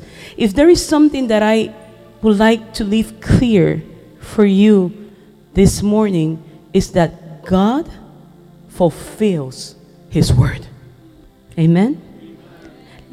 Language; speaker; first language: English; non-native, fluent; Spanish